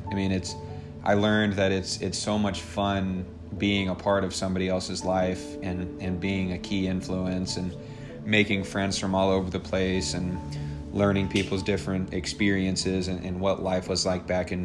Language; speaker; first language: English; native; English